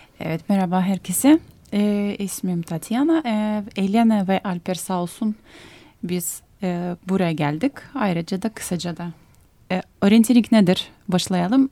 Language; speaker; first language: Turkish; non-native, fluent; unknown